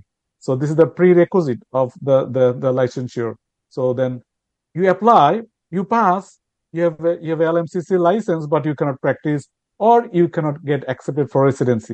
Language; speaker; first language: English; non-native, local second language; Bangla